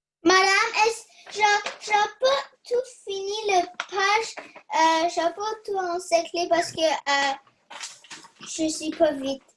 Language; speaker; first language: French; early bilingual, other home language; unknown